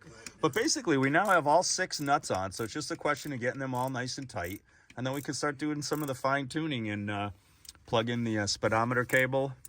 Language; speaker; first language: English; native; English